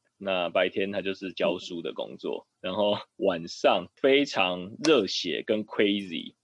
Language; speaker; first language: Chinese; native; Chinese